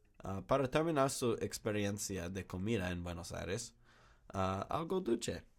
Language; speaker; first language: Spanish; non-native, learner; English